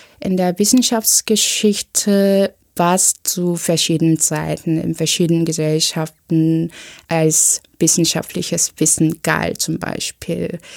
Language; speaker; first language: German; non-native, fluent; Korean